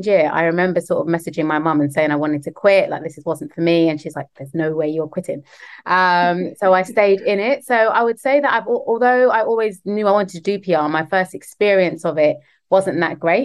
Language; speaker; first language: English; native; English